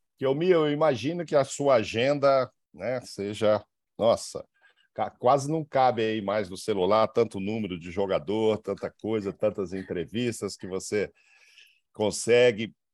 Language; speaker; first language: Portuguese; native; Portuguese